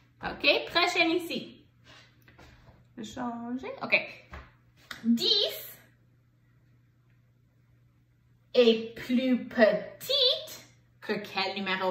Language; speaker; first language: French; non-native, local second language; English